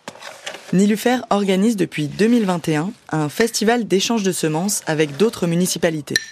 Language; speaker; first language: French; native; French